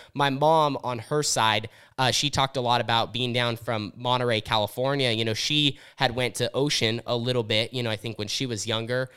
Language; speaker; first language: English; native; English